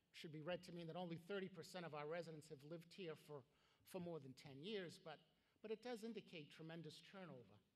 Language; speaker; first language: English; native; English